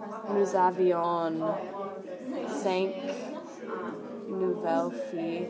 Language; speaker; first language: French; non-native, learner; English